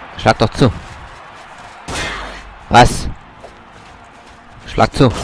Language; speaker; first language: German; native; German